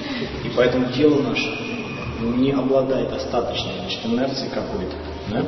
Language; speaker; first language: Russian; native; Russian